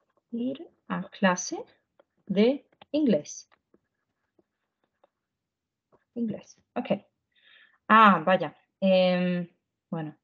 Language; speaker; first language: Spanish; non-native, fluent; Ukrainian